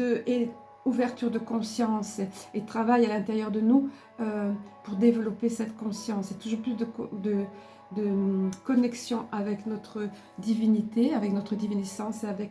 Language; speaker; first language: French; native; French